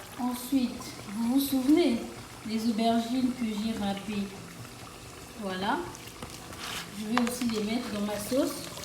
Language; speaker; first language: French; non-native, local second language; Lingala